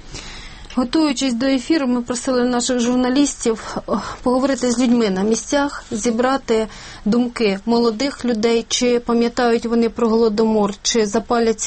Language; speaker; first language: Ukrainian; native; Ukrainian